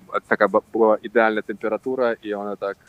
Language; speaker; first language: Polish; non-native, local second language; Russian